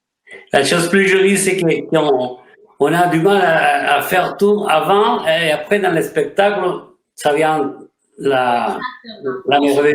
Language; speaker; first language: French; non-native, fluent; Spanish